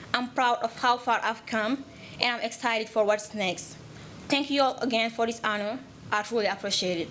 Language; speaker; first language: English; non-native, learner; Wolof